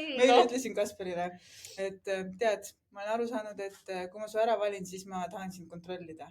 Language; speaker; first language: Estonian; native; Estonian